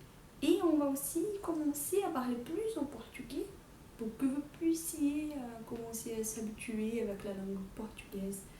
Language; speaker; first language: French; non-native, fluent; Portuguese